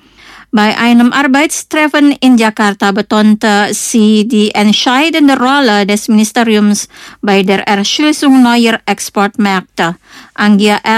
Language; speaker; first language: German; non-native, fluent; Indonesian